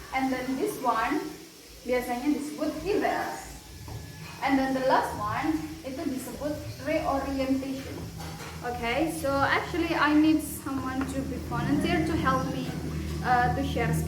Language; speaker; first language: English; non-native, fluent; Indonesian